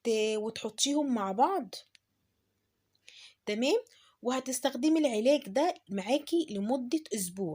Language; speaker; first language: Arabic; native; Arabic